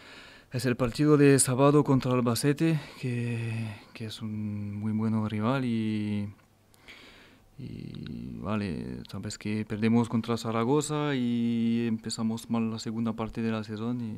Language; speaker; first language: Spanish; non-native, fluent; French